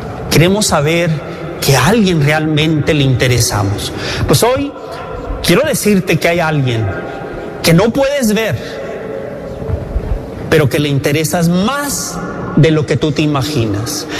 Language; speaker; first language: Spanish; native; Spanish